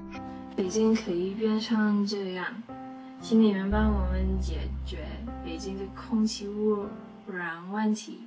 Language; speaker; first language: Chinese; non-native, learner; English